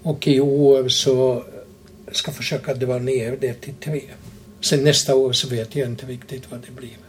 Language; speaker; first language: Swedish; non-native, fluent; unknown